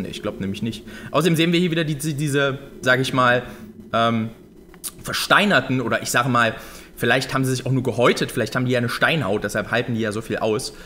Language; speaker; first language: German; native; German